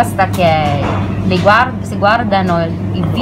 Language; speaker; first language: Italian; non-native, learner; Filipino